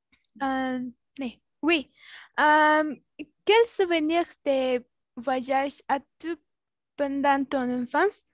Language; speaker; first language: French; non-native, learner; Spanish